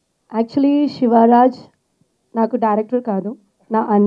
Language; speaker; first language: Telugu; non-native, learner; Malayalam